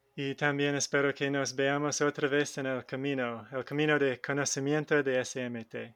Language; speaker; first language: Spanish; non-native, learner; English